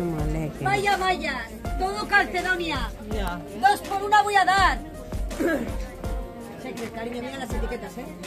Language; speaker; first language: Spanish; native; Spanish